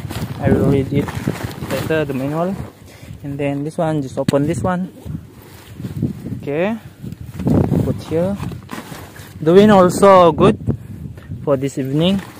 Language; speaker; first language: English; non-native, learner; Malay